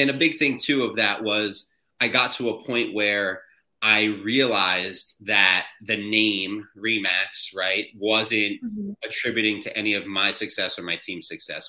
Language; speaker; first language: English; native; English